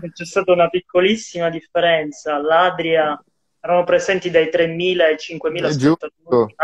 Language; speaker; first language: Italian; native; Italian